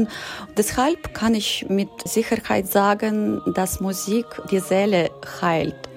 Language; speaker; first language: German; non-native, learner; Ukrainian